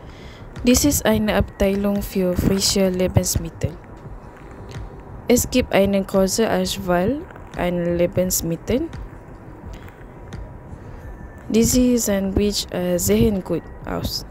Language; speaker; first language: German; non-native, learner; Malay